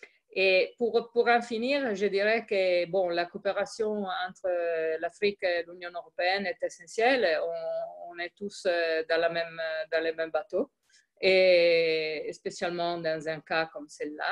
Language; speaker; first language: French; non-native, fluent; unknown